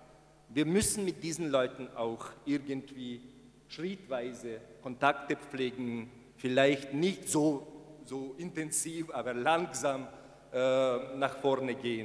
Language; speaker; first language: German; non-native, fluent; Ukrainian